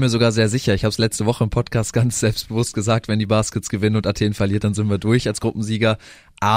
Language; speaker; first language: German; native; German